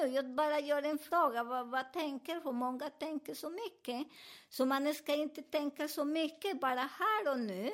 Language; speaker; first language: Swedish; non-native, learner; Spanish